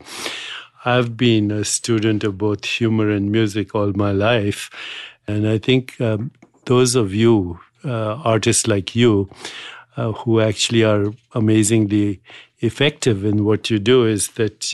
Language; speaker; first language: English; non-native, local second language; Hindi